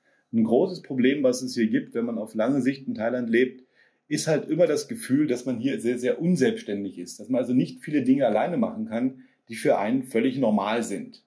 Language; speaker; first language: German; native; German